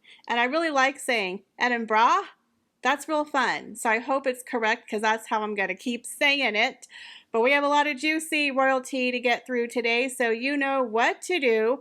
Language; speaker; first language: English; native; English